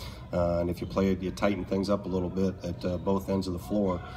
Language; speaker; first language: English; native; English